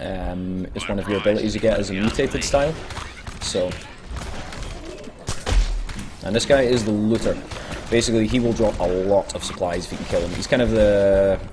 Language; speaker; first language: English; native; English